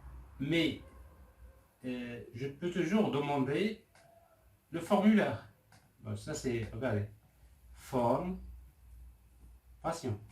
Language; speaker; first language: French; non-native, local second language; Arabic